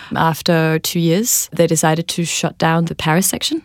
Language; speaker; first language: English; non-native, fluent; Danish